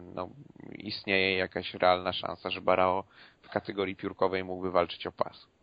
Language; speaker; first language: Polish; native; Polish